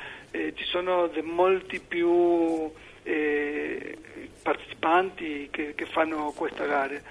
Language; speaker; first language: Italian; non-native, learner; Spanish